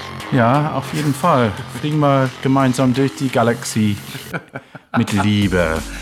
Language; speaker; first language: German; non-native, fluent; English